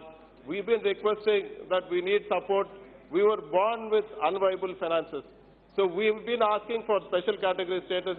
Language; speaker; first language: English; non-native, local second language; Telugu